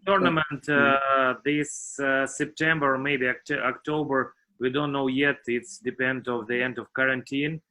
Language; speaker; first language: English; non-native, learner; Russian